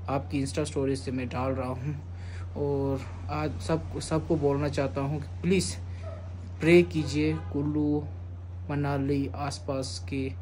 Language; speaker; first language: Hindi; non-native, local second language; Tibetan